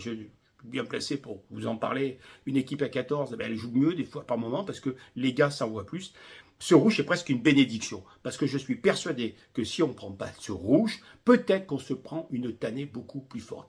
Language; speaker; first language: French; native; French